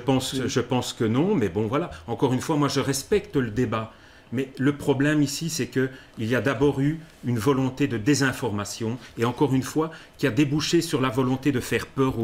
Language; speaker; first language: French; native; French